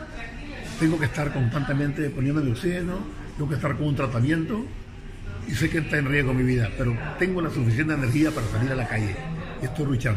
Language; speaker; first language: Spanish; native; Spanish